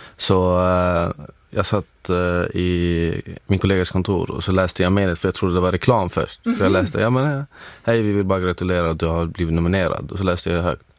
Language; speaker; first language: Swedish; non-native, fluent; Arabic